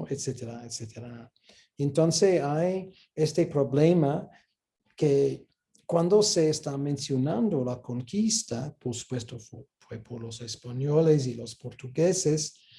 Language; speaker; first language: Spanish; non-native, fluent; English